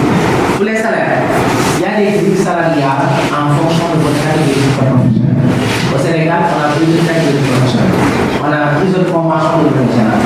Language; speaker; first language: French; non-native, local second language; Wolof